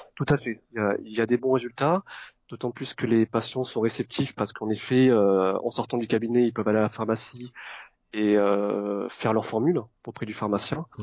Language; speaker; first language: French; early bilingual, other home language; Vietnamese